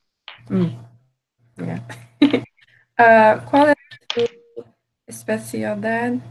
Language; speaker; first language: Spanish; non-native, learner; English